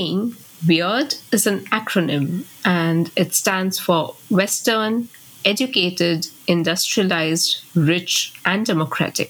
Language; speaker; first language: English; non-native, local second language; Bangla